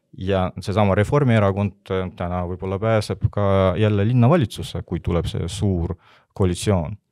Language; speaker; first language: Estonian; non-native, local second language; Russian